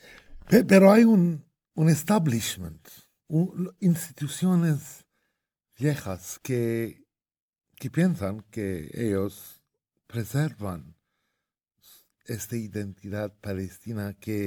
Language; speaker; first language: Spanish; non-native, fluent; Arabic